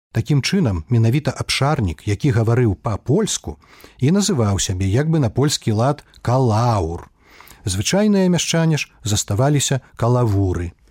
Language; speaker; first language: Belarusian; native; Belarusian